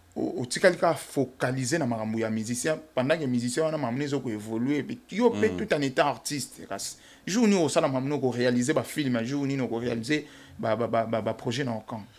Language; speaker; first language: French; non-native, local second language; Lingala